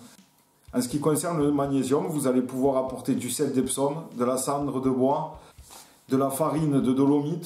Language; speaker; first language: French; native; French